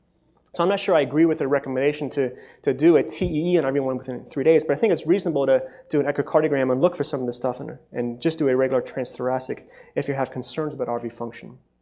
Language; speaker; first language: English; native; English